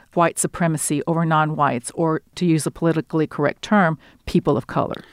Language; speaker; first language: English; early bilingual, other home language; Spanish